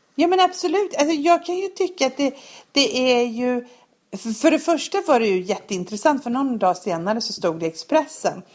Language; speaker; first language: Swedish; native; Swedish